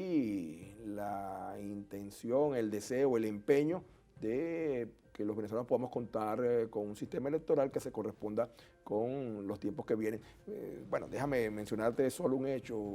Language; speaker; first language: Spanish; native; Spanish